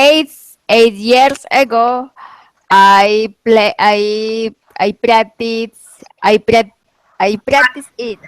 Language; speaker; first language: English; non-native, learner; Spanish